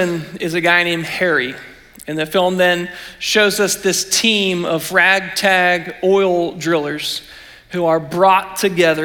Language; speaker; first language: English; native; English